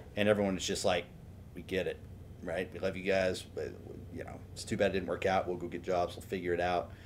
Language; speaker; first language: English; native; English